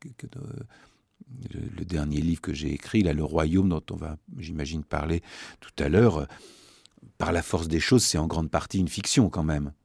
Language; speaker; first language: French; native; French